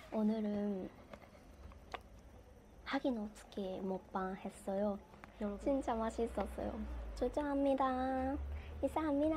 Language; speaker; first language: Korean; non-native, learner; Japanese